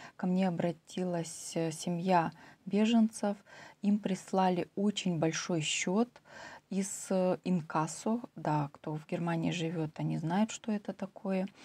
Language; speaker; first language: Russian; native; Russian